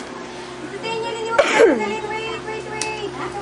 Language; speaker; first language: Filipino; native; Filipino